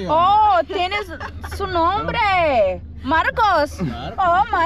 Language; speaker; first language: Spanish; non-native, learner; Portuguese